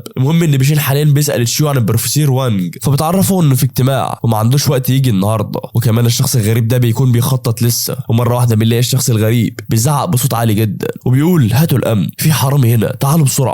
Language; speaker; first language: Arabic; native; Arabic